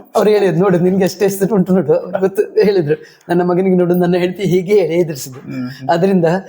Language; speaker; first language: Kannada; non-native, local second language; Konkani